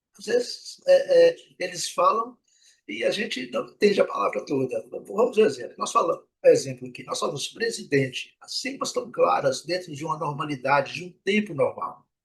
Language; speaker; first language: Portuguese; native; Portuguese